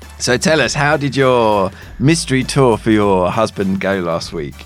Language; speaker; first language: English; native; English